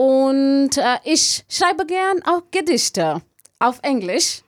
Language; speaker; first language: German; non-native, learner; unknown